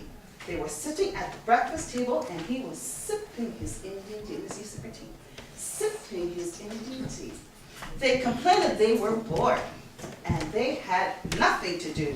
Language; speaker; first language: English; early bilingual, other home language; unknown